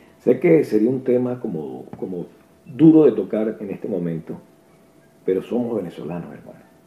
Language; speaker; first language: Spanish; native; Spanish